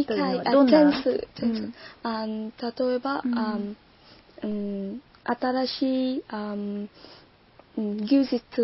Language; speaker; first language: Japanese; non-native, learner; Vietnamese